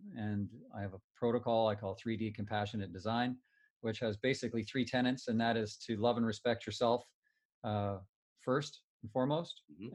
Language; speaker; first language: English; native; English